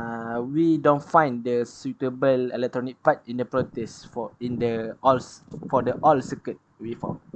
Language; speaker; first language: English; non-native, learner; Malay